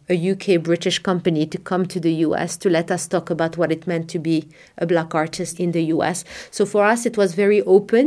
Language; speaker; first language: English; non-native, fluent; Arabic